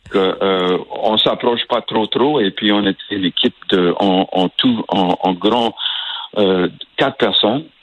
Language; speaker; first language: French; native; French